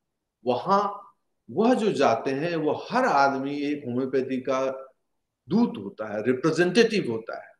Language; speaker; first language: Hindi; native; Hindi